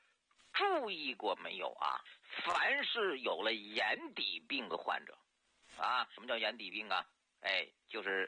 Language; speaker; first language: Chinese; native; Chinese